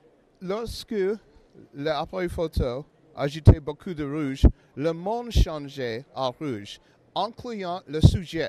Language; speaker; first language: French; non-native, learner; English